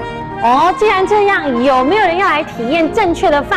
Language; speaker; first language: Chinese; native; Chinese